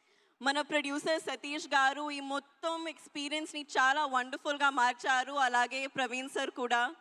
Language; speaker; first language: Telugu; non-native, learner; Hindi